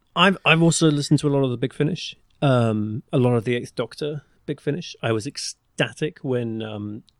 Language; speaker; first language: English; native; English